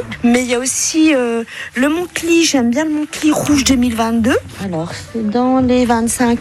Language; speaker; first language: French; native; French